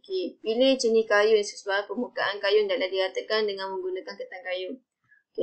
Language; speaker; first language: Malay; native; Malay